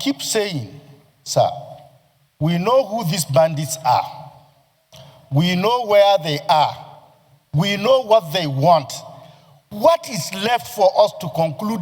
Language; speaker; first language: English; non-native, local second language; Hausa